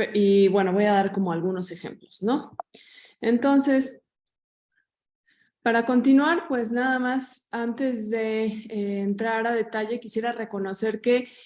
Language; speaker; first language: Spanish; native; Spanish